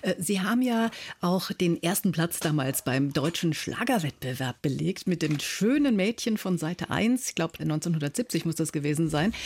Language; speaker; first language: German; native; German